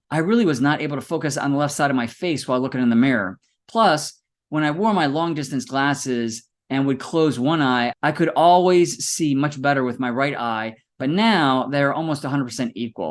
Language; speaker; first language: English; native; English